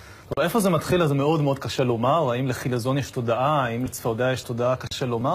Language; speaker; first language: Hebrew; native; Hebrew